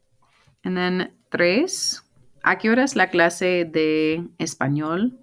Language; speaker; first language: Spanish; non-native, fluent; English